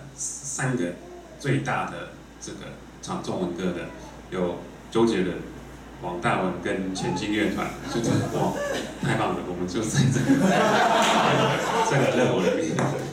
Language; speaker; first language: Chinese; non-native, fluent; English